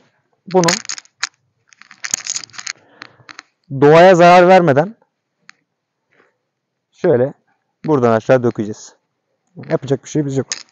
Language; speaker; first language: Turkish; native; Turkish